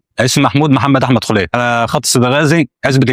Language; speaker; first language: Arabic; native; Arabic